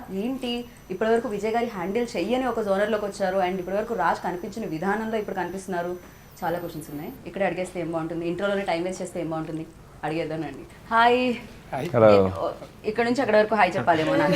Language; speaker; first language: Telugu; native; Telugu